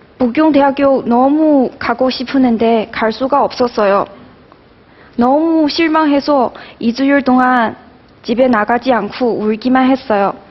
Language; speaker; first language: Korean; non-native, fluent; Chinese